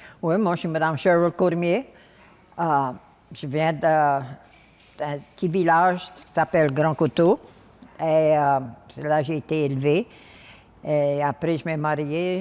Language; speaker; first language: French; non-native, local second language; English